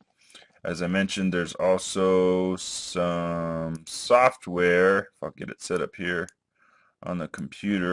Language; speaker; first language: English; native; English